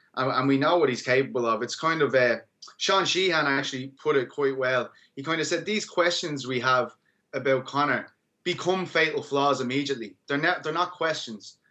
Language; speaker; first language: English; native; English